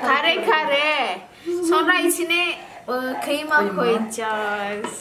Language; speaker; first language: Turkish; non-native, learner; Indonesian